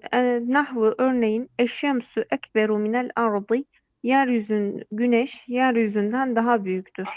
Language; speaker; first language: Turkish; native; Turkish